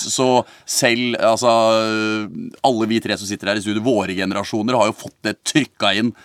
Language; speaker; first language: Norwegian; native; Norwegian